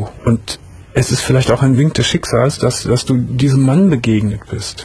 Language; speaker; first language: German; native; German